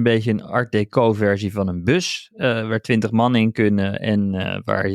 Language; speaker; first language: Dutch; native; Dutch